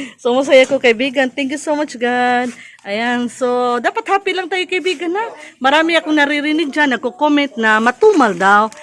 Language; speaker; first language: Filipino; non-native, local second language; Cebuano